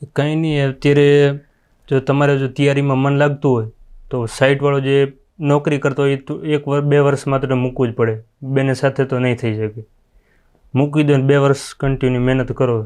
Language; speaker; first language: Gujarati; non-native, local second language; Kachhi